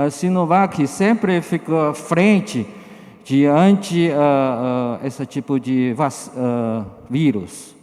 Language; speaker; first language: Portuguese; non-native, learner; Chinese